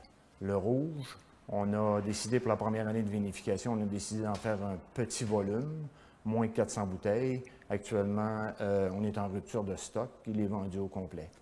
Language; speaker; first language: French; native; French